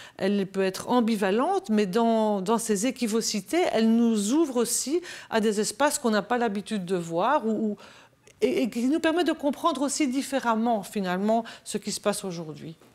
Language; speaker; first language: French; native; French